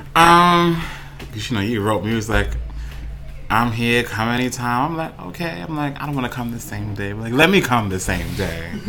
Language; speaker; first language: English; native; English